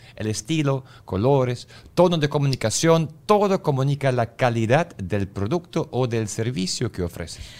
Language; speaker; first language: Spanish; non-native, fluent; German